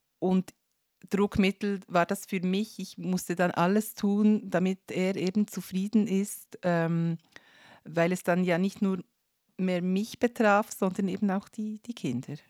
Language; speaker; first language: German; native; German